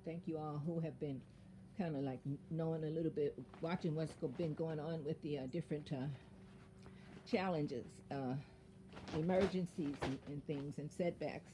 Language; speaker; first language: English; native; English